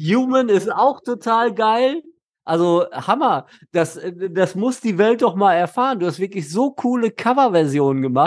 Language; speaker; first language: German; native; German